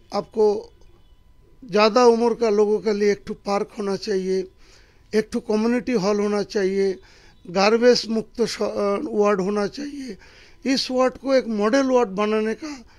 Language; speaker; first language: Hindi; non-native, local second language; Bangla